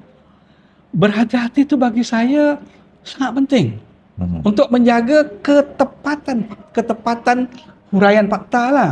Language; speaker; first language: Malay; native; Malay